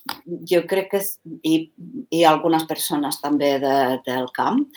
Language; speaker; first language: Catalan; non-native, fluent; Czech